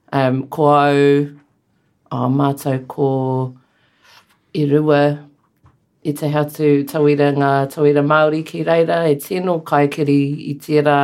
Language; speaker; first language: Māori; non-native, local second language; English